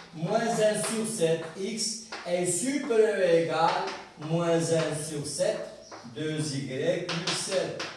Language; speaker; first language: French; non-native, local second language; Arabic